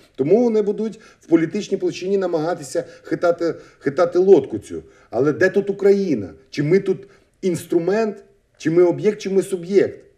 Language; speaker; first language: Ukrainian; native; Ukrainian